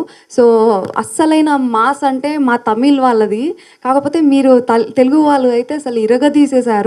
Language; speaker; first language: Telugu; non-native, learner; Tamil